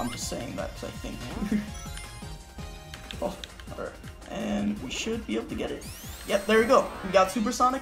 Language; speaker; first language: English; native; English